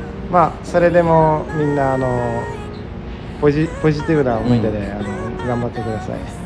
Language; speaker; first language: Japanese; non-native, fluent; Czech